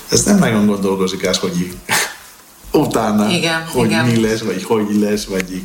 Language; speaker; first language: Hungarian; non-native, learner; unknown